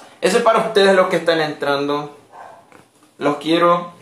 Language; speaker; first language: Spanish; non-native, fluent; Portuguese